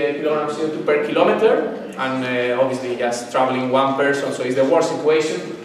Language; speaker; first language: English; non-native, fluent; Spanish